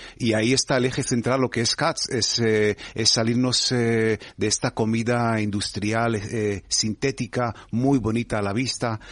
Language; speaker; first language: Spanish; non-native, fluent; Hebrew